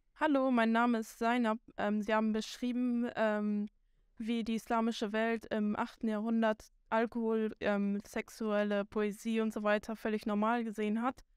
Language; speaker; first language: German; non-native, fluent; Arabic